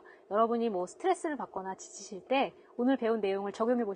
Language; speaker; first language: Korean; native; Korean